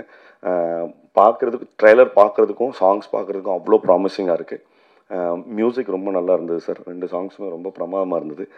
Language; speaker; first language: Tamil; native; Tamil